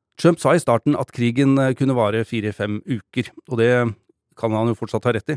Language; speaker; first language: Norwegian; native; Norwegian